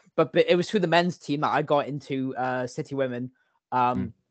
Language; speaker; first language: English; native; English